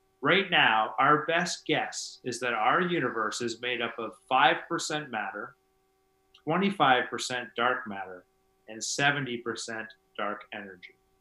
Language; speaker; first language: English; native; English